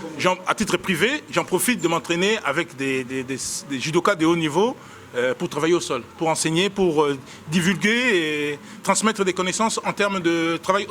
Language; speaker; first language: French; non-native, local second language; Lingala